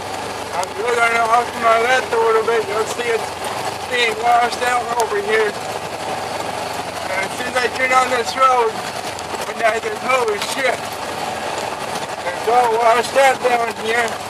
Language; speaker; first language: English; native; English